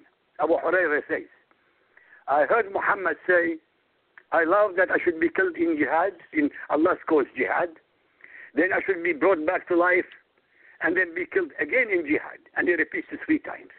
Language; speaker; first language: English; non-native, fluent; Arabic